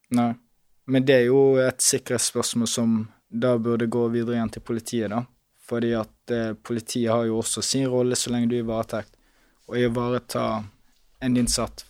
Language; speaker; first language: Norwegian; native; Norwegian